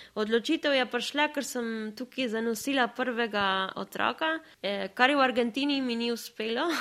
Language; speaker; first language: Slovenian; early bilingual, other home language; Spanish